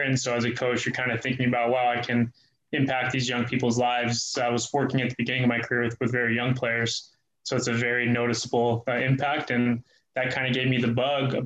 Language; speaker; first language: English; native; English